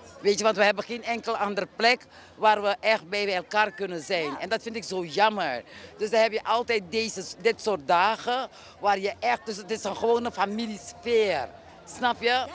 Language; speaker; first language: Dutch; native; Dutch